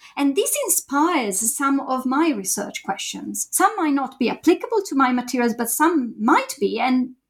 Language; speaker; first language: English; non-native, fluent; Italian